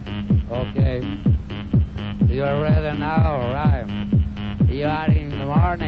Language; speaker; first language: English; non-native, learner; Italian